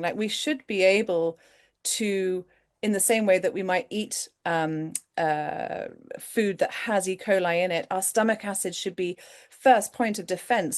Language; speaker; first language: English; native; English